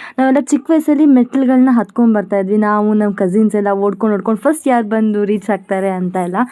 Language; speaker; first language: Kannada; non-native, local second language; Konkani